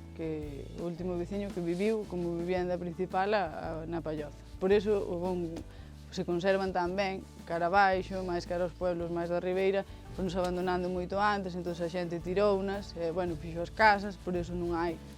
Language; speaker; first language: Galician; native; Galician